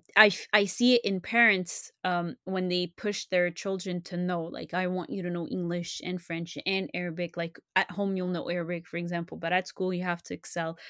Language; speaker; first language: English; non-native, fluent; French